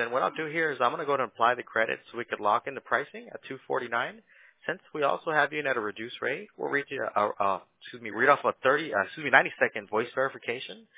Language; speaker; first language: English; early bilingual, other home language; Spanish